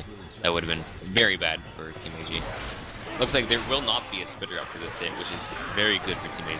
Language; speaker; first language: English; native; English